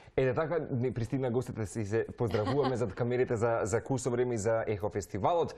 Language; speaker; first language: Macedonian; native; Macedonian